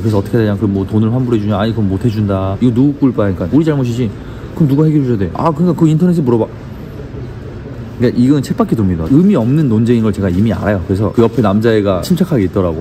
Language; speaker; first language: Korean; native; Korean